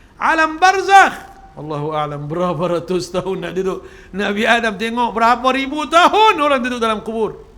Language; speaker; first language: Malay; non-native, fluent; Arabic